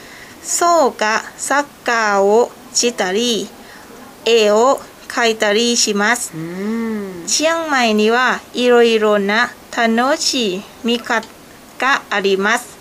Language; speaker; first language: Japanese; non-native, learner; Thai